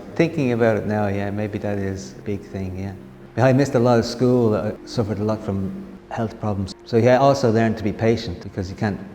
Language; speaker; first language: English; native; English